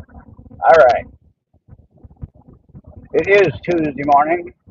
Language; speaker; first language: English; native; English